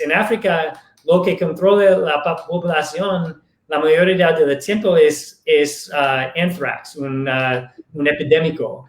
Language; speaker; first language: Spanish; non-native, fluent; English